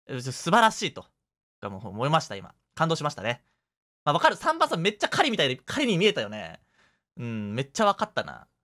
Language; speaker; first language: Japanese; native; Japanese